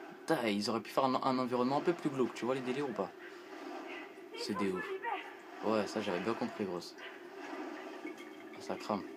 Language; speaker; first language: French; native; French